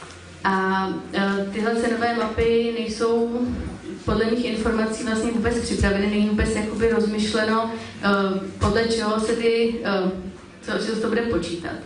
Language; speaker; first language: Czech; native; Czech